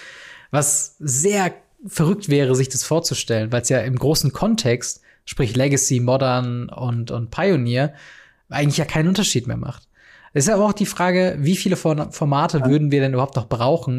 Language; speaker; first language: German; native; German